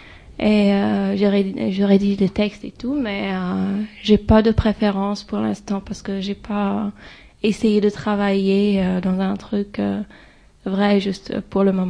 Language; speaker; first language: French; non-native, fluent; Arabic